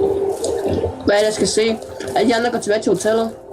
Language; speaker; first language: Danish; native; Danish